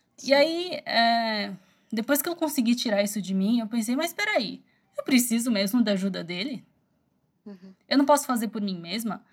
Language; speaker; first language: Portuguese; early bilingual, other home language; Chinese